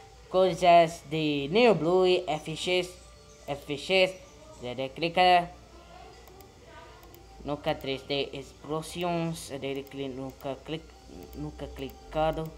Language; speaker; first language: Spanish; non-native, learner; Portuguese